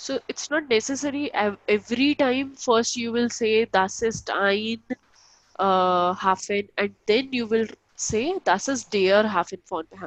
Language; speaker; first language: German; non-native, local second language; Hindi